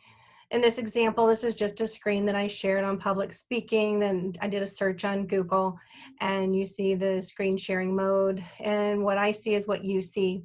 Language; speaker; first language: English; native; English